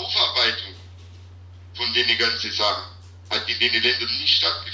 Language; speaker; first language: German; native; German